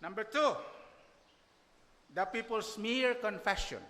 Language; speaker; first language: English; non-native, local second language; Filipino